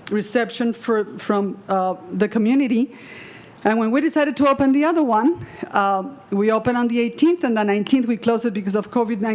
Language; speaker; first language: English; non-native, fluent; Spanish